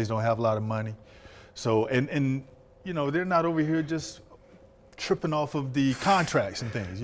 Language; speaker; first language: English; native; English